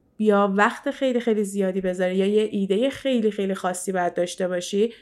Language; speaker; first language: Persian; native; Persian